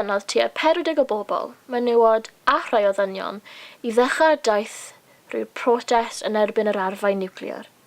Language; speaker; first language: Welsh; non-native, local second language; English